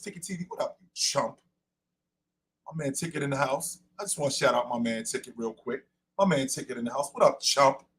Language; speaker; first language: English; native; English